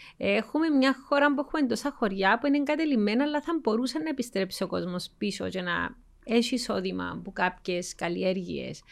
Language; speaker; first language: Greek; native; Greek